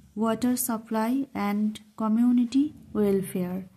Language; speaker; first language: English; non-native, local second language; Bangla